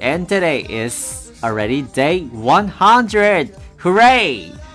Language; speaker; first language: English; non-native, fluent; Chinese